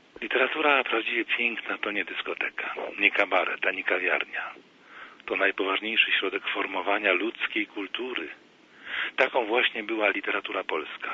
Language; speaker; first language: Polish; native; Polish